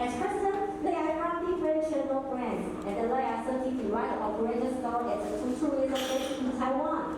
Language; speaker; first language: English; non-native, learner; Chinese